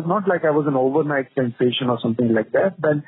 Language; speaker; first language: English; non-native, local second language; Kodava